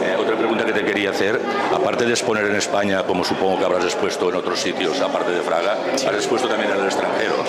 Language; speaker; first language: Spanish; non-native, local second language; Catalan